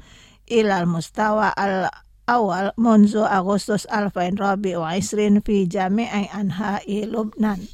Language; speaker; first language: Arabic; non-native, fluent; Indonesian